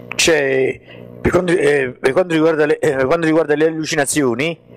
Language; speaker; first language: Italian; native; Italian